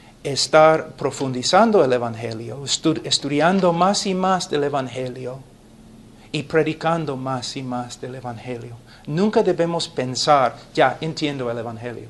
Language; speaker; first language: Spanish; non-native, fluent; English